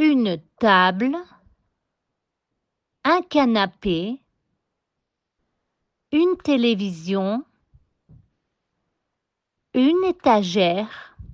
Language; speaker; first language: French; non-native, fluent; Spanish